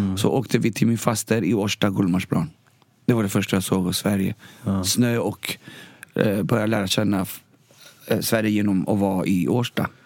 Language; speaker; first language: Swedish; early bilingual, other home language; Spanish